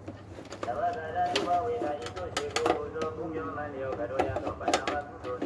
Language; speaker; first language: Burmese; native; Burmese